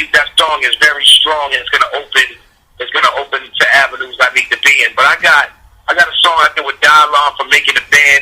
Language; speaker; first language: English; native; English